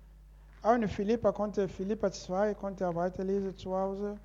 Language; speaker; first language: German; non-native, learner; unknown